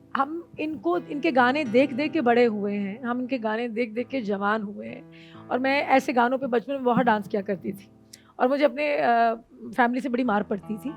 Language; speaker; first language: Urdu; non-native, local second language; Punjabi